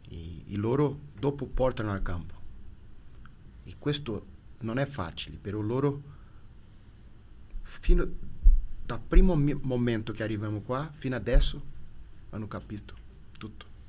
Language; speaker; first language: Italian; non-native, learner; Portuguese